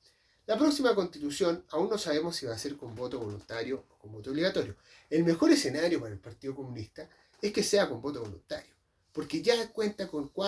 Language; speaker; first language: Spanish; native; Spanish